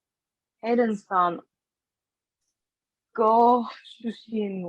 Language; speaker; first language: Japanese; non-native, learner; English